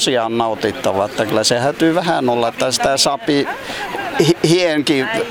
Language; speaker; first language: Finnish; early bilingual, heritage; Finnish